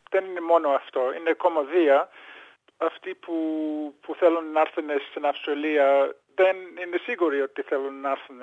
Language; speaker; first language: Greek; early bilingual, heritage; English